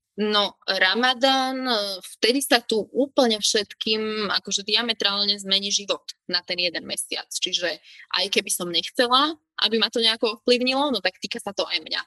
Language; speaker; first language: Slovak; native; Slovak